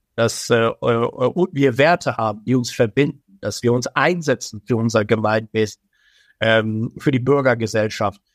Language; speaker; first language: German; early bilingual, other home language; Persian